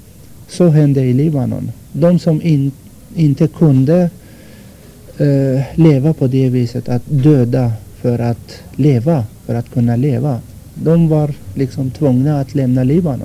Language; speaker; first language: Swedish; non-native, fluent; Armenian